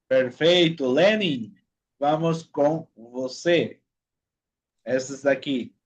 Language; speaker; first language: Portuguese; non-native, fluent; Spanish